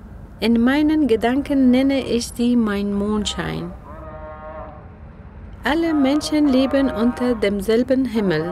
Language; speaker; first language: German; non-native, fluent; Persian